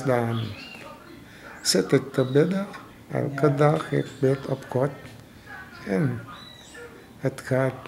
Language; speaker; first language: Dutch; non-native, local second language; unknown